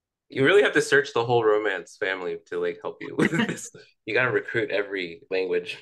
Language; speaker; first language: English; early bilingual, other home language; Spanish